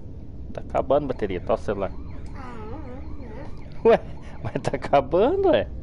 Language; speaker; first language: Portuguese; native; Portuguese